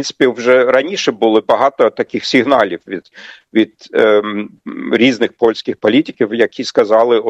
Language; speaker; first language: Ukrainian; non-native, fluent; German